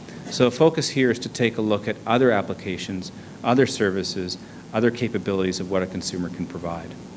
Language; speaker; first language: English; native; English